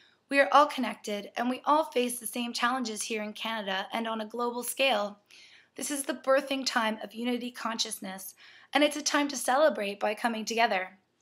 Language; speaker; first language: English; native; English